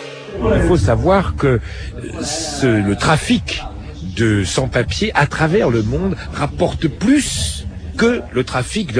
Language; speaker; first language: French; native; French